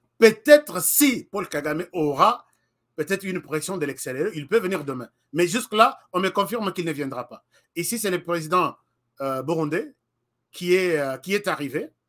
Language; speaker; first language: French; non-native, local second language; Lingala